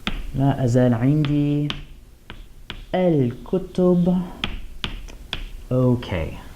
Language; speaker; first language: Arabic; non-native, fluent; English